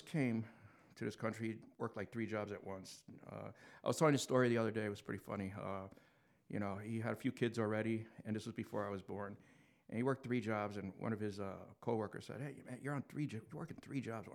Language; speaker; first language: English; native; English